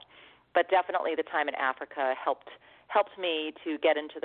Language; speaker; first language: English; native; English